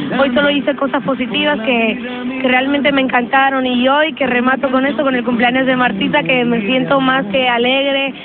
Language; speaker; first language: Spanish; non-native, fluent; Romanian